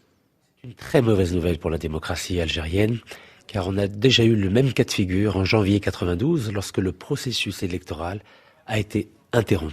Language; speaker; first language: French; native; French